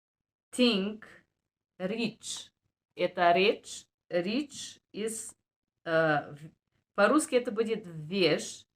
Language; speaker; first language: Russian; non-native, fluent; Bulgarian